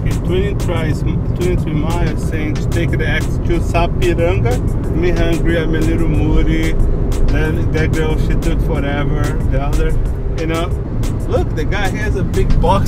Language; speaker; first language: English; non-native, fluent; Portuguese